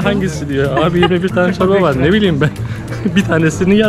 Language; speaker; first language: Turkish; native; Turkish